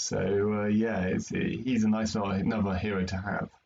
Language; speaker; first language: English; native; English